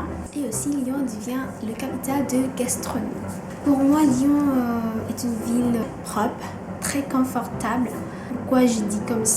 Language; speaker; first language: French; non-native, fluent; Indonesian